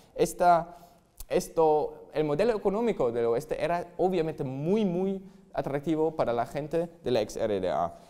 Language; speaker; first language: Spanish; non-native, fluent; German